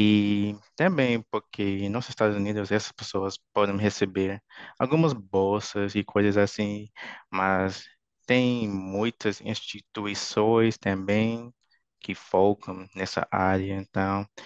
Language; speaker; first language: Portuguese; non-native, fluent; English